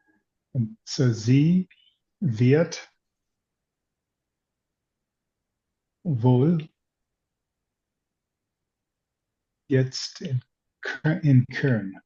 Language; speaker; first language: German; non-native, learner; English